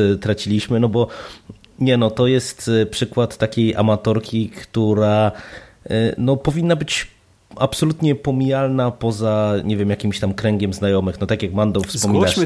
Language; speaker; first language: Polish; native; Polish